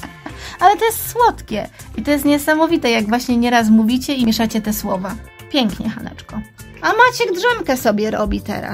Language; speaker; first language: Polish; native; Polish